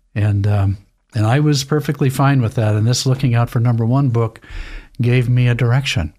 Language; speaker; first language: English; native; English